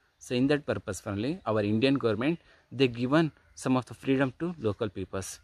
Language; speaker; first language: English; non-native, local second language; Kannada